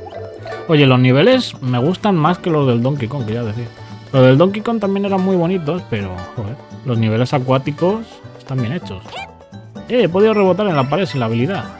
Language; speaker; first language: Spanish; native; Spanish